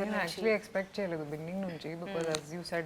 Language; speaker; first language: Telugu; non-native, fluent; Hindi